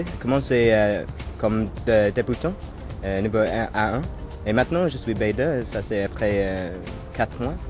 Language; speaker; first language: French; non-native, fluent; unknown